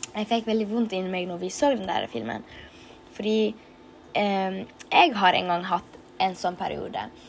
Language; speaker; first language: Norwegian; early bilingual, other home language; Tigrinya